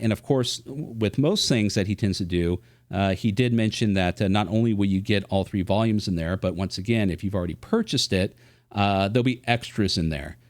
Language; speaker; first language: English; native; English